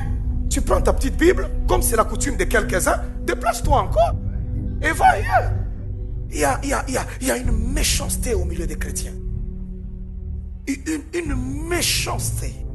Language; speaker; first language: French; non-native, local second language; Haitian Creole